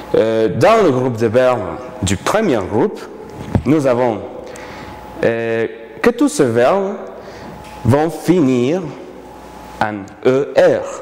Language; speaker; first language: French; non-native, fluent; Spanish